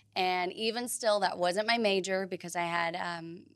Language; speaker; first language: English; native; English